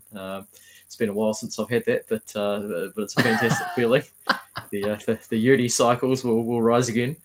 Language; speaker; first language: English; native; English